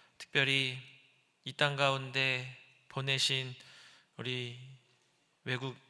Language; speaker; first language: Korean; native; Korean